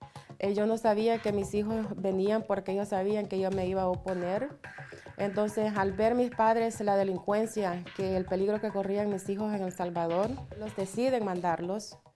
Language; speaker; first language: Spanish; native; Spanish